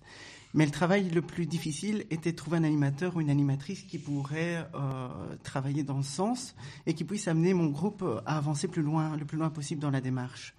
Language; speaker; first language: French; native; French